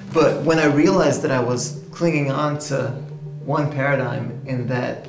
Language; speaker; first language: English; native; English